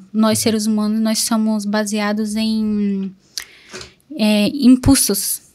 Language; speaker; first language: Portuguese; native; Portuguese